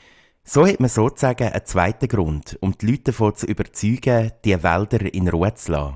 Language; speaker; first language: German; native; German